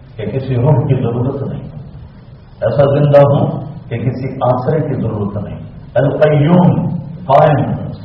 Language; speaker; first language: Urdu; non-native, local second language; Punjabi